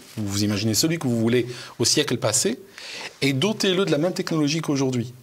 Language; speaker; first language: French; non-native, local second language; Arabic